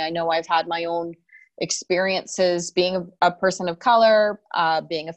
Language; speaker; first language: English; native; English